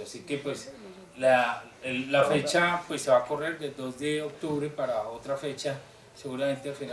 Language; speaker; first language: Spanish; native; Spanish